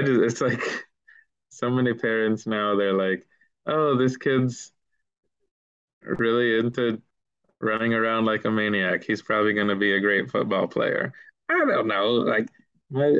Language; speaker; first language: English; early bilingual, other home language; Spanish